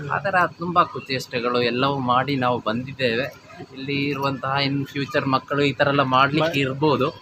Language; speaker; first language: Kannada; non-native, local second language; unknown